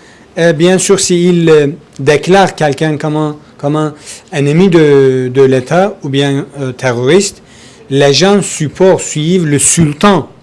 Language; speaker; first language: French; non-native, learner; Kurdish